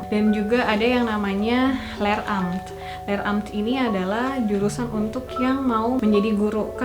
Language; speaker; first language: Indonesian; native; Indonesian